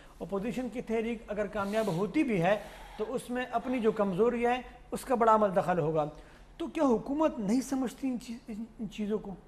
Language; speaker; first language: Urdu; non-native, local second language; Pashto